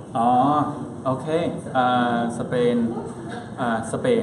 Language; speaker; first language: Thai; early bilingual, other home language; Spanish